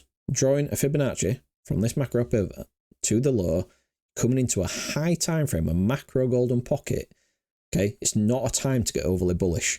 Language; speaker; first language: English; native; English